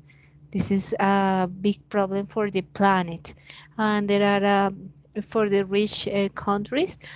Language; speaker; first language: English; non-native, learner; Spanish